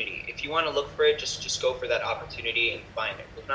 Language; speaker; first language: English; non-native, fluent; Spanish